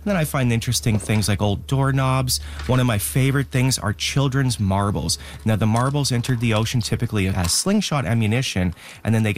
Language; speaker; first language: English; native; English